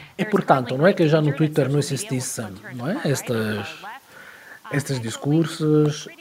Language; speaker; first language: Portuguese; non-native, fluent; Italian